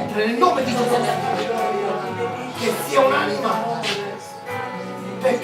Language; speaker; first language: Italian; native; Italian